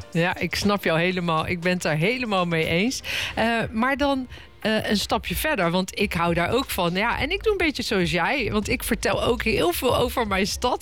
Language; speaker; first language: Dutch; native; Dutch